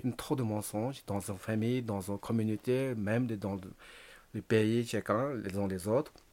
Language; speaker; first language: French; non-native, learner; Tibetan